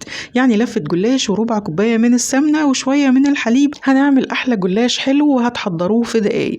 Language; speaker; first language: Arabic; native; Arabic